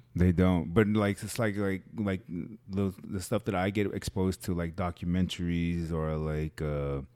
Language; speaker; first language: English; early bilingual, other home language; Spanish